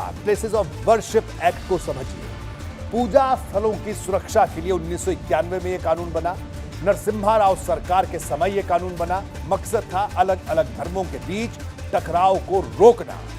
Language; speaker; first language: Hindi; native; Hindi